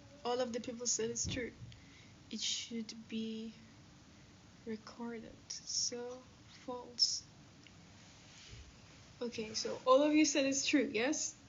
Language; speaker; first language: English; non-native, fluent; Persian